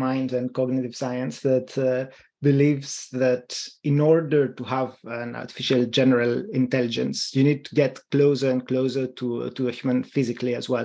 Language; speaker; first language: English; non-native, fluent; Greek